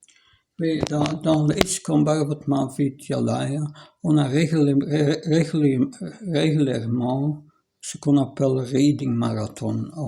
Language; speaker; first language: French; non-native, fluent; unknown